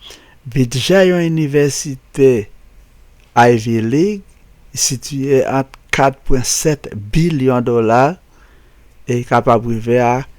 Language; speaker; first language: French; non-native, local second language; Haitian Creole